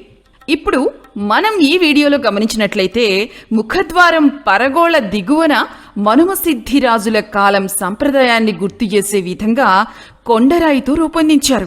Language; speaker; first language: Telugu; native; Telugu